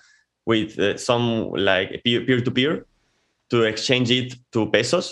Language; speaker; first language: English; non-native, fluent; Spanish